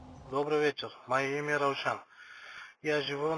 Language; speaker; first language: Russian; non-native, learner; Uzbek